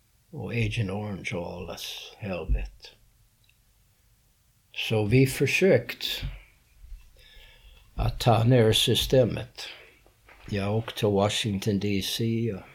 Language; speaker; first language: Swedish; non-native, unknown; English